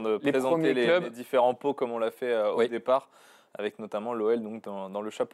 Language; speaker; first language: French; native; French